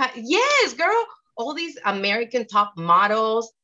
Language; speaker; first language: English; non-native, fluent; Spanish